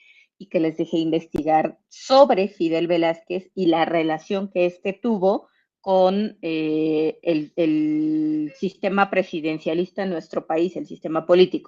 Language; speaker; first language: Spanish; native; Spanish